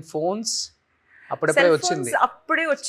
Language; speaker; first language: Telugu; native; Telugu